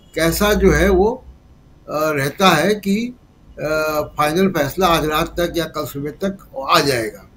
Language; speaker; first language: Hindi; native; Hindi